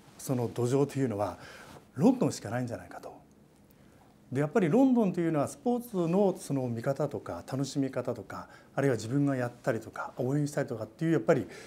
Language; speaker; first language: Japanese; native; Japanese